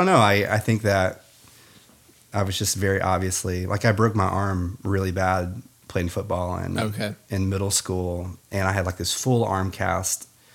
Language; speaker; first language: English; native; English